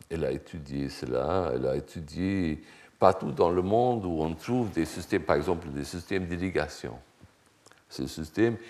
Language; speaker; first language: French; non-native, fluent; Swedish